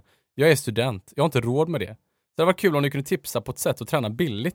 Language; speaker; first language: Swedish; native; Swedish